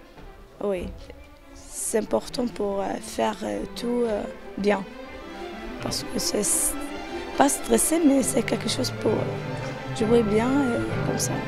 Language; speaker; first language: French; non-native, learner; Arabic